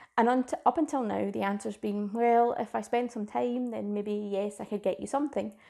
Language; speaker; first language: English; native; English